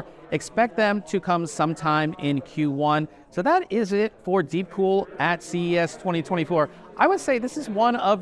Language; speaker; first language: English; native; English